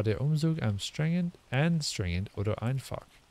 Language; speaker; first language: German; non-native, learner; English